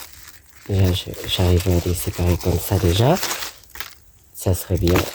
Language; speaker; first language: French; non-native, learner; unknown